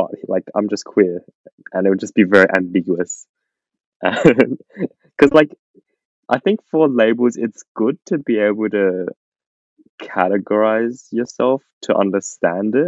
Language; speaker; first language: English; native; English